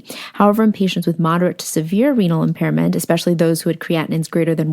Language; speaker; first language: English; native; English